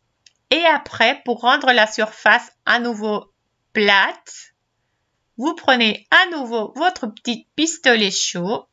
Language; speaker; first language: French; non-native, fluent; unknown